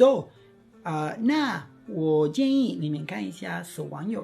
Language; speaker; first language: Chinese; non-native, fluent; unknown